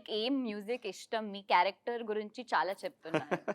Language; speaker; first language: Telugu; non-native, learner; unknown